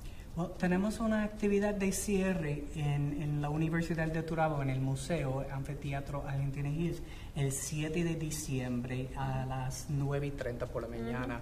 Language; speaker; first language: Spanish; non-native, fluent; English